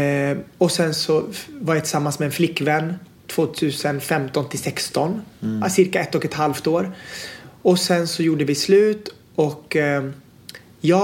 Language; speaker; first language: Swedish; native; Swedish